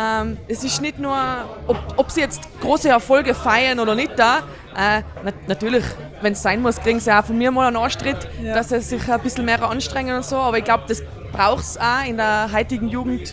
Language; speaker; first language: German; native; German